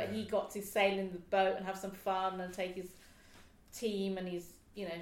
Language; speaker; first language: English; native; English